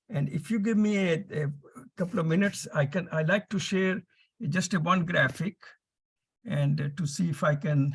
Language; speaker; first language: English; non-native, local second language; Punjabi